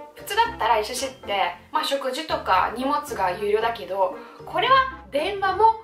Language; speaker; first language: Japanese; non-native, fluent; Russian